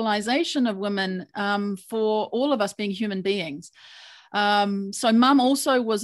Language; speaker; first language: English; native; English